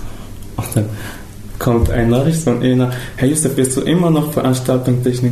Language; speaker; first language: German; non-native, fluent; Arabic